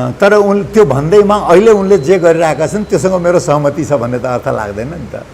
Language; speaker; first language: Nepali; non-native, local second language; Maithili